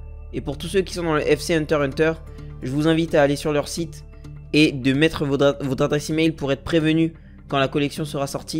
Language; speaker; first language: French; native; French